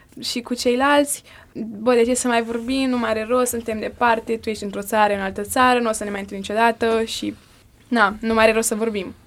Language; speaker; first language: Romanian; early bilingual, heritage; Romanian